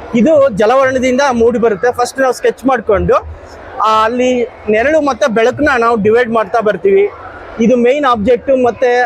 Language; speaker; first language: Kannada; native; Kannada